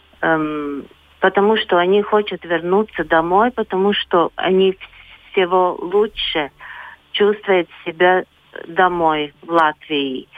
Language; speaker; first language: Russian; non-native, local second language; Latvian